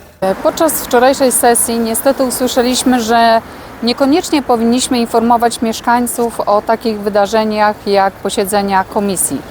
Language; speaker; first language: Polish; native; Polish